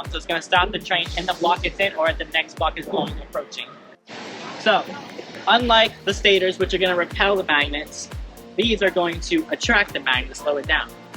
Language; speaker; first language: English; native; English